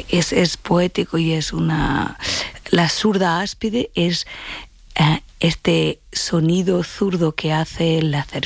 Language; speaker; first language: Spanish; non-native, fluent; Portuguese